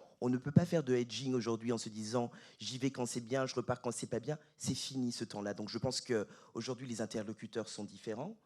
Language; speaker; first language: French; native; French